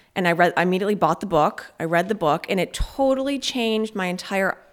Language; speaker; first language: English; native; English